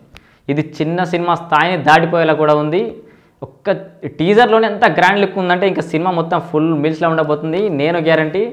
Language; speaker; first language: Telugu; native; Telugu